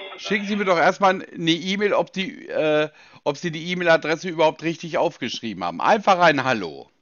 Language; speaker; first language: German; native; German